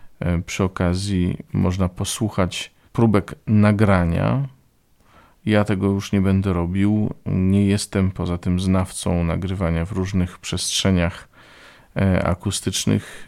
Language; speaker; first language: Polish; native; Polish